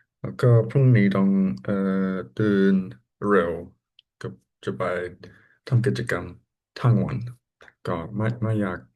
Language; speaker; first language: Thai; non-native, learner; English